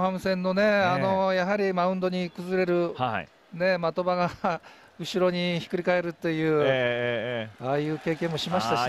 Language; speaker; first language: Japanese; native; Japanese